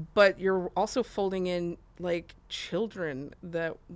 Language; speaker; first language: English; native; English